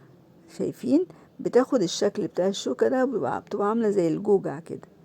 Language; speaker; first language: Arabic; native; Arabic